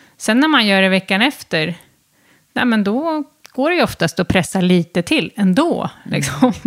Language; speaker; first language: Swedish; native; Swedish